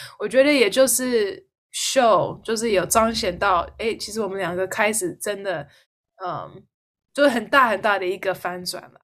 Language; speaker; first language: Chinese; early bilingual, heritage; Chinese